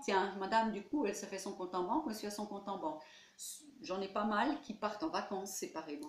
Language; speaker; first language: French; native; French